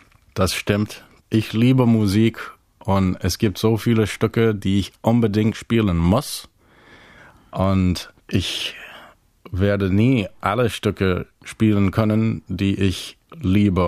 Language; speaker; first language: German; non-native, fluent; English